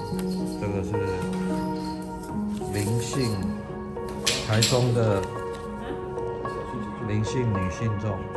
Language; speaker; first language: Chinese; native; Chinese